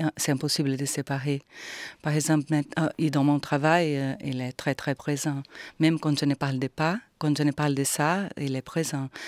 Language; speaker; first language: French; non-native, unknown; Portuguese